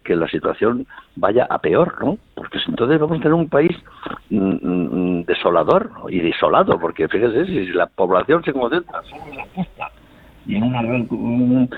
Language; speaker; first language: Spanish; native; Spanish